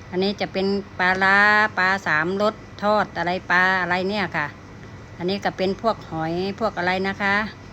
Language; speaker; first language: Thai; native; Thai